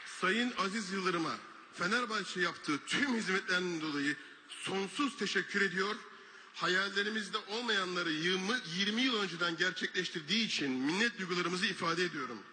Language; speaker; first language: Turkish; native; Turkish